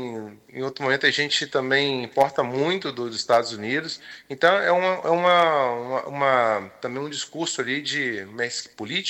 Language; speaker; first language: Portuguese; native; Portuguese